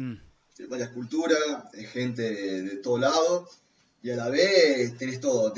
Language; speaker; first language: Spanish; native; Spanish